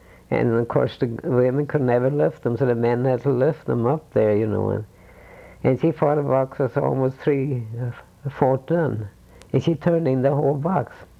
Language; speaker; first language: English; non-native, fluent; Swedish